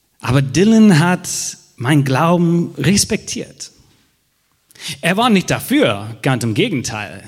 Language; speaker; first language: German; non-native, fluent; English